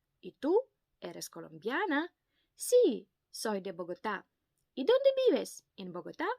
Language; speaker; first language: Spanish; non-native, fluent; Ukrainian